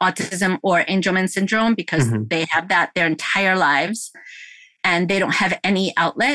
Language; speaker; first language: English; early bilingual, other home language; Korean